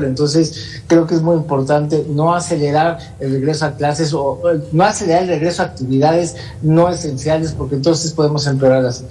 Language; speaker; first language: Spanish; native; Spanish